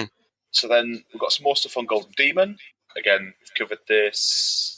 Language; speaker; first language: English; native; English